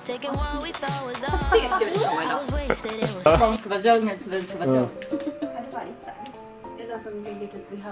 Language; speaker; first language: Swedish; non-native, learner; Japanese